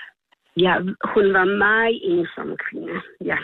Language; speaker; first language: Danish; non-native, learner; Polish